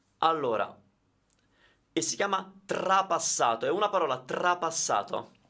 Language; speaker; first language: Italian; native; Italian